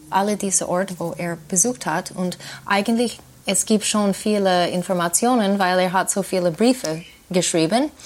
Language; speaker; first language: German; non-native, fluent; English